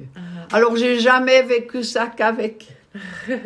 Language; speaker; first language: French; native; French